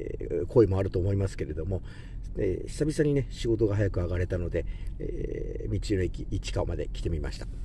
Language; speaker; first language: Japanese; native; Japanese